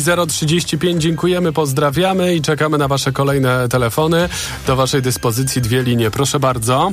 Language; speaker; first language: Polish; native; Polish